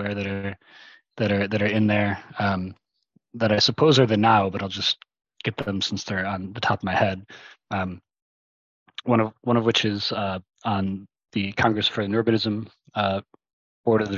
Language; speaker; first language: English; native; English